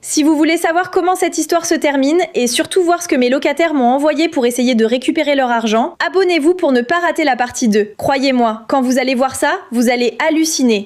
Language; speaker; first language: French; native; French